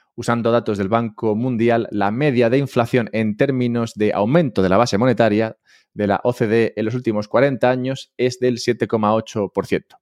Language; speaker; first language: Spanish; native; Spanish